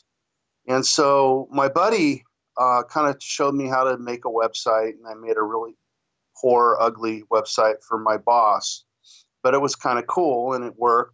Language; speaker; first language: English; native; English